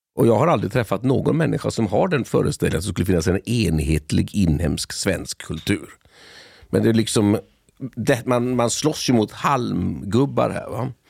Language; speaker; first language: Swedish; native; Swedish